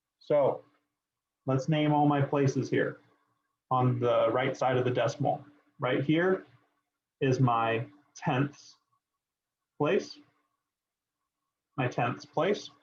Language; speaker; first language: English; native; English